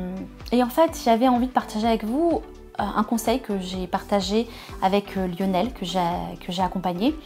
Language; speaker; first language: French; native; French